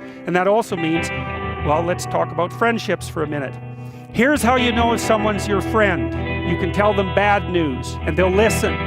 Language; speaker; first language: English; native; English